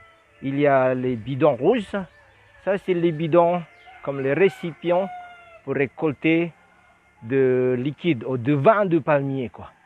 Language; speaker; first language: French; non-native, learner; Indonesian